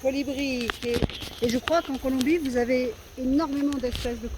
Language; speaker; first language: French; native; French